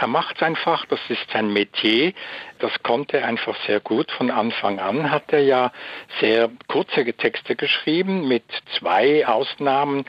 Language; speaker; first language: German; native; German